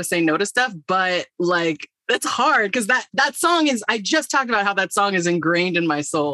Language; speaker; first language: English; native; English